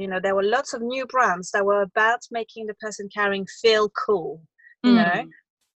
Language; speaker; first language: English; non-native, fluent; French